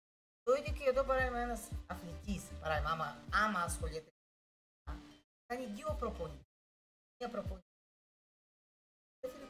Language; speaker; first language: Greek; non-native, learner; Russian